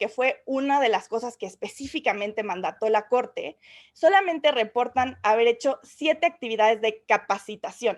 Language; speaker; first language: Spanish; native; Spanish